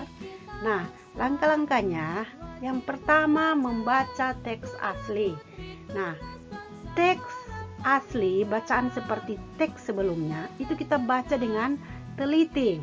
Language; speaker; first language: Indonesian; native; Indonesian